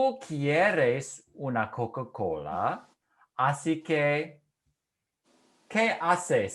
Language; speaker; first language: Spanish; non-native, fluent; English